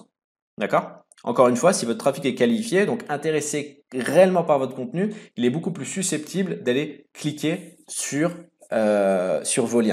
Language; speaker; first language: French; native; French